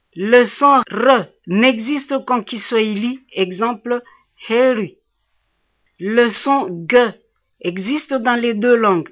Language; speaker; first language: French; non-native, local second language; Swahili